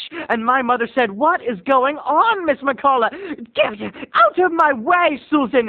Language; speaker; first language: English; native; English